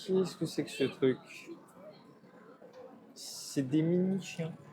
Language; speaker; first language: French; native; French